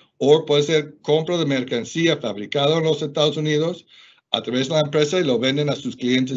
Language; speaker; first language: Spanish; non-native, fluent; English